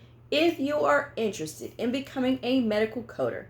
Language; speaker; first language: English; native; English